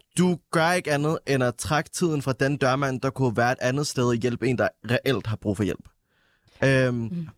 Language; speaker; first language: Danish; early bilingual, other home language; Arabic